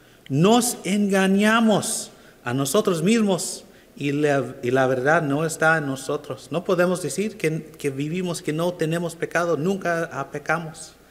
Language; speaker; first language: Spanish; non-native, fluent; English